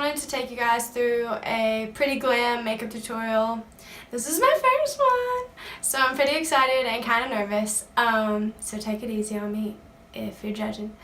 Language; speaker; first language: English; native; English